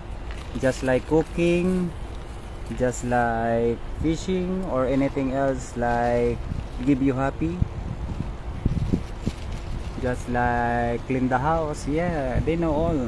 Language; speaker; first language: English; non-native, learner; Filipino